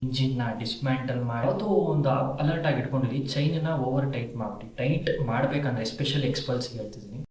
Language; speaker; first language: Kannada; native; Kannada